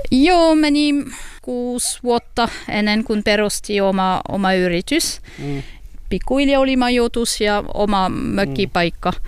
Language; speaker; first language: Finnish; non-native, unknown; French